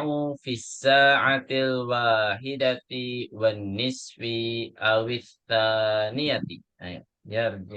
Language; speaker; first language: Arabic; non-native, learner; Indonesian